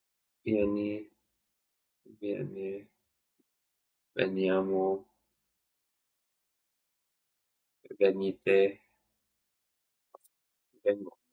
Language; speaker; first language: Italian; non-native, learner; English